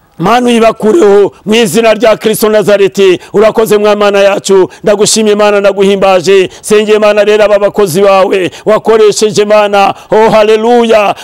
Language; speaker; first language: Kinyarwanda; early bilingual, heritage; Kinyarwanda